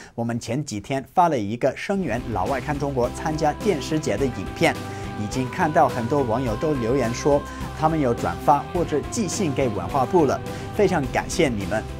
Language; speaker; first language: Chinese; non-native, fluent; English